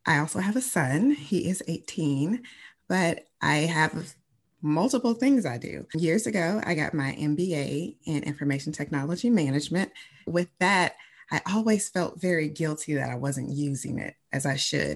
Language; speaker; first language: English; native; English